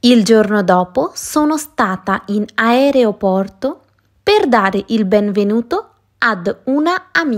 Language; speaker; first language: Italian; non-native, fluent; Bangla